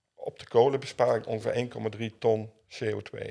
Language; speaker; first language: Dutch; native; Dutch